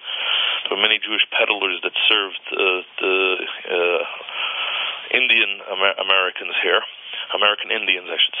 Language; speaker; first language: English; native; English